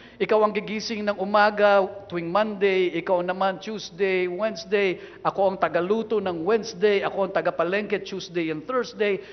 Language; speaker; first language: Filipino; non-native, local second language; Cebuano